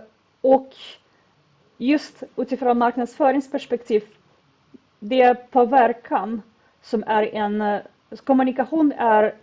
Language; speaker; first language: Swedish; non-native, fluent; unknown